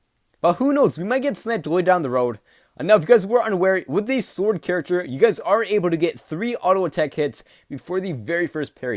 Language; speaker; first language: English; native; English